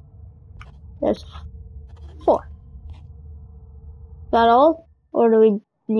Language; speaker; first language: English; native; English